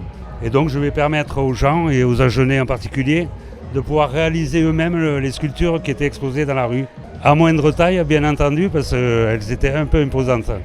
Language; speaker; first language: French; native; French